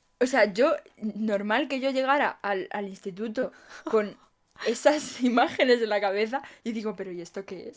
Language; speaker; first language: Spanish; native; Spanish